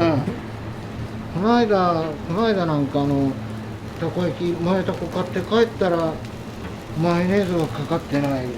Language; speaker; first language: Japanese; native; Japanese